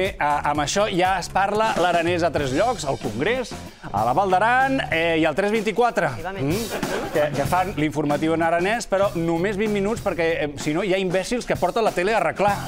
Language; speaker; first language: Catalan; native; Catalan